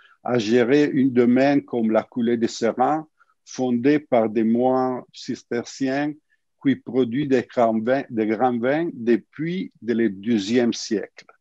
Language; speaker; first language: French; non-native, learner; Italian